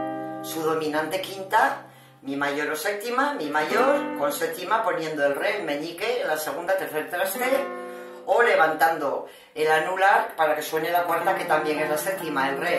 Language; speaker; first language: Spanish; native; Spanish